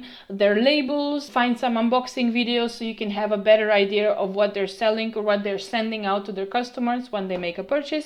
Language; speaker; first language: English; non-native, fluent; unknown